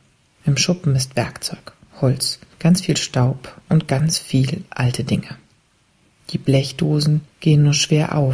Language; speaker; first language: German; native; German